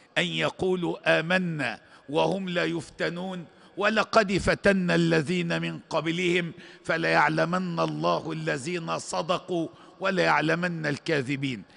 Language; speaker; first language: Arabic; native; Arabic